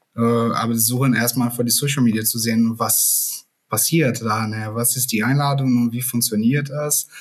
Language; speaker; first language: German; non-native, fluent; Portuguese